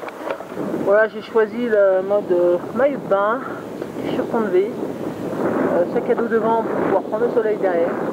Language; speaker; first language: French; native; French